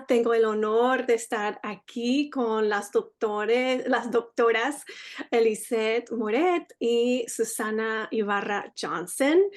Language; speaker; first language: Spanish; early bilingual, heritage; Spanish